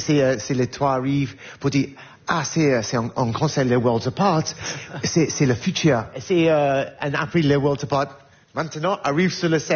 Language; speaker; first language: French; non-native, learner; English